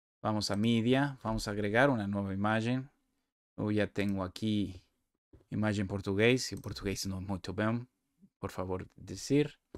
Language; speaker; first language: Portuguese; non-native, learner; Spanish